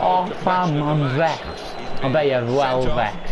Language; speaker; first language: English; native; English